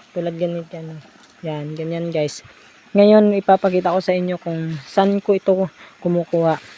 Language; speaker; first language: Filipino; non-native, local second language; Hiligaynon